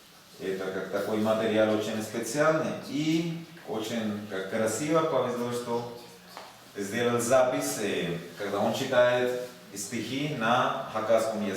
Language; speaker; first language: Russian; non-native, learner; Spanish